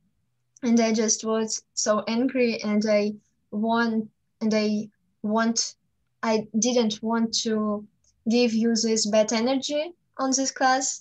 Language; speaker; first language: English; non-native, fluent; Russian